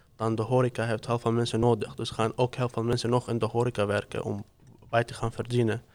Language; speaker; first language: Dutch; non-native, fluent; Arabic